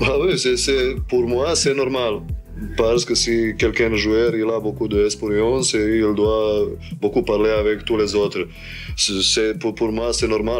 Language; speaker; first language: French; non-native, learner; Serbian